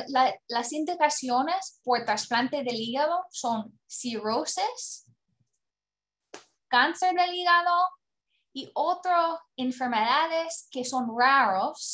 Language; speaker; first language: Spanish; non-native, learner; English